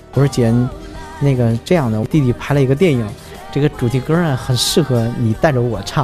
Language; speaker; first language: Chinese; native; Chinese